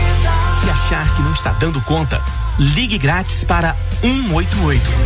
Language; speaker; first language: Portuguese; native; Portuguese